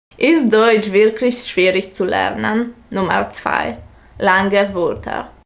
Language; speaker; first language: German; non-native, fluent; Polish